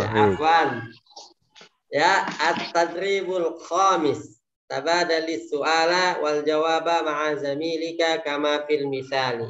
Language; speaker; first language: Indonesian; native; Indonesian